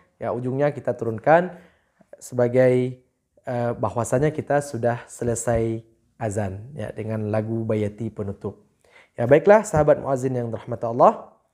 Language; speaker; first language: Indonesian; native; Indonesian